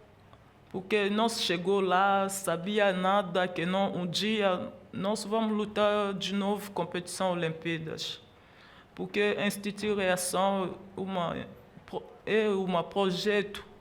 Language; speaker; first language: Portuguese; non-native, learner; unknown